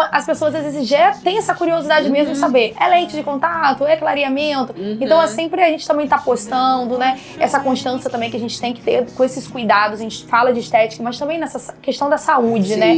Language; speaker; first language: Portuguese; native; Portuguese